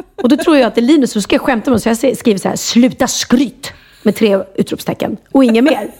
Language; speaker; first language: Swedish; native; Swedish